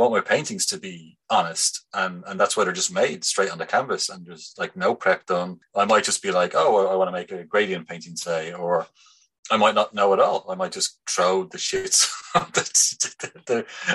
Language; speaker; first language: English; native; English